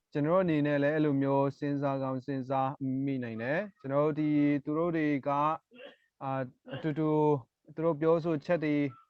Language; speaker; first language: Burmese; non-native, local second language; Tedim Chin